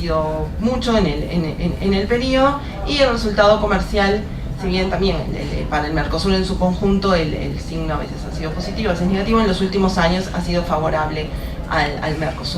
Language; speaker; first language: Spanish; native; Spanish